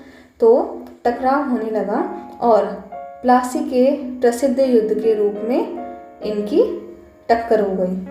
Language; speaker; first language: Hindi; native; Hindi